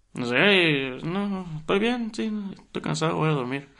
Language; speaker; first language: Spanish; early bilingual, heritage; Spanish